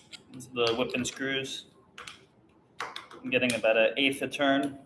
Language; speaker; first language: English; native; English